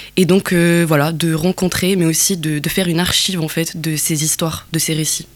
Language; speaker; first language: French; non-native, local second language; Kabyle